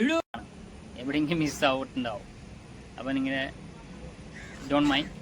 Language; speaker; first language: Malayalam; non-native, local second language; Assamese